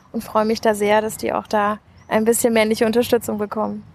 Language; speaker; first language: German; native; German